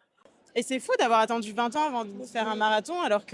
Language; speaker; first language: French; native; French